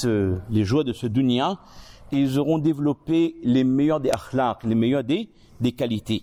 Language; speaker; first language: French; native; French